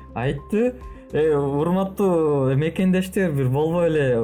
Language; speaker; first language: Kyrgyz; native; Kyrgyz